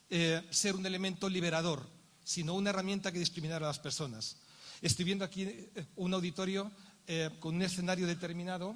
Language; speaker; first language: Spanish; native; Spanish